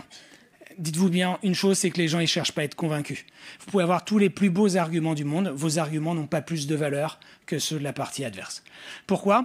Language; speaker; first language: French; native; French